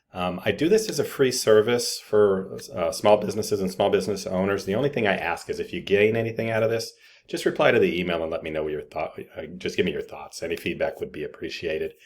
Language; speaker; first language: English; native; English